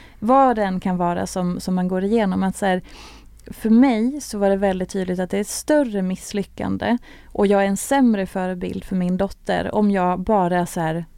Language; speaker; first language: Swedish; native; Swedish